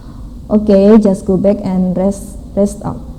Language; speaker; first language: English; non-native, fluent; Indonesian